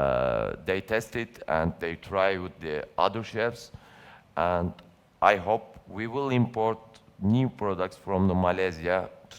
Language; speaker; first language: English; non-native, learner; Turkish